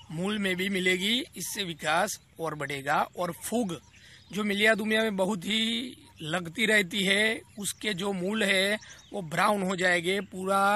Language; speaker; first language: Hindi; non-native, local second language; Gujarati